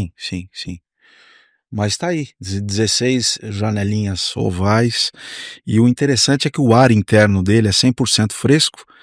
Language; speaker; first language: Portuguese; native; Portuguese